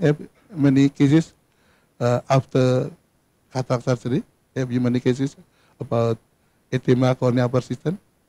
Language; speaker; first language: English; non-native, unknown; Indonesian